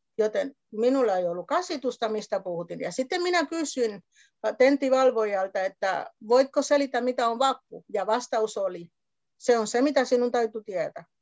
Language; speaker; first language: Finnish; non-native, fluent; Spanish